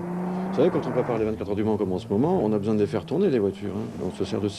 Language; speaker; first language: French; native; French